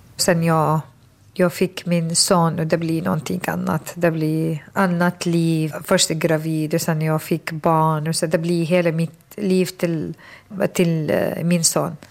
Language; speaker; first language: Swedish; non-native, fluent; Arabic